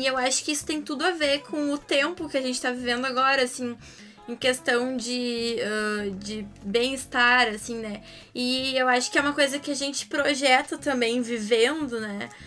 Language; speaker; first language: Portuguese; native; Portuguese